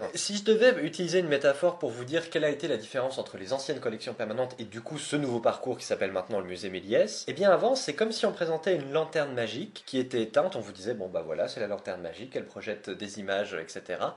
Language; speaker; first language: French; native; French